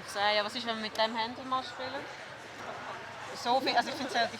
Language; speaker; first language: German; native; German